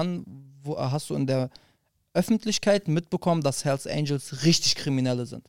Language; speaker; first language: German; early bilingual, other home language; Arabic